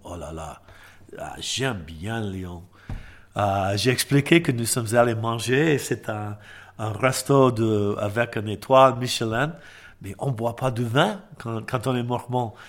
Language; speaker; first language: French; non-native, fluent; English